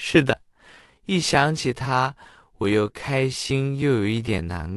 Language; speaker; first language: Chinese; non-native, fluent; English